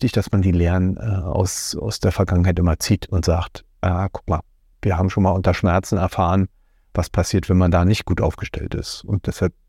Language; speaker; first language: German; native; German